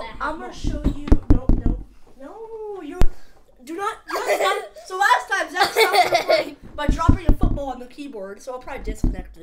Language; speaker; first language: English; native; English